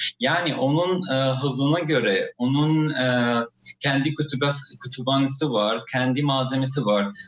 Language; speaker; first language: Turkish; non-native, fluent; Arabic